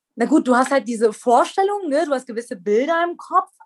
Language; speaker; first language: German; early bilingual, other home language; Persian